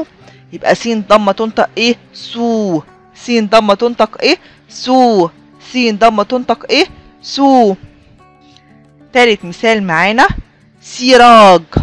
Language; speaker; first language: Arabic; native; Arabic